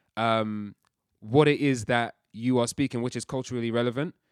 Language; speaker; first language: English; early bilingual, other home language; Yoruba